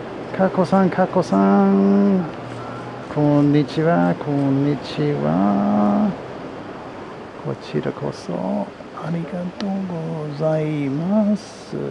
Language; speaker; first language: Japanese; non-native, learner; English